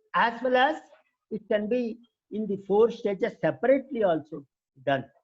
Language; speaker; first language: English; non-native, local second language; Telugu